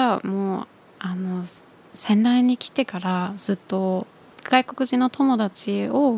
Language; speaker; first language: Japanese; non-native, fluent; German